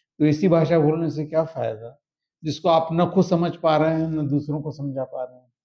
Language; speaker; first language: Hindi; native; Hindi